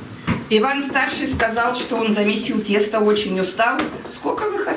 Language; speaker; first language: Russian; native; Russian